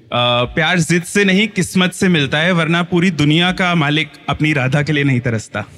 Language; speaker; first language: Hindi; native; Hindi